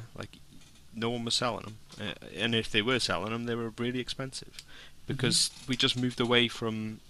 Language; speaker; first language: English; native; English